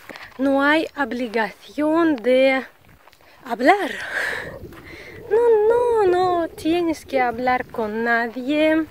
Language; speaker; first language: Spanish; non-native, learner; Russian